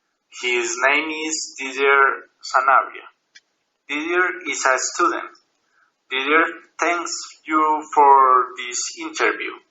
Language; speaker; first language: English; non-native, learner; Spanish